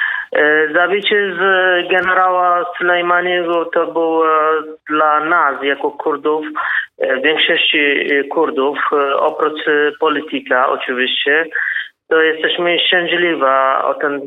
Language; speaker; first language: Polish; non-native, learner; Kurdish